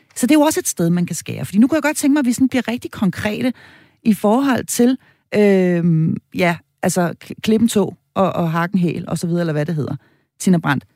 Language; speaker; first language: Danish; native; Danish